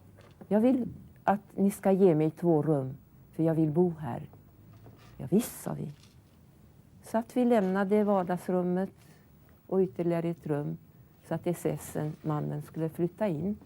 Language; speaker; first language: Swedish; non-native, fluent; Hungarian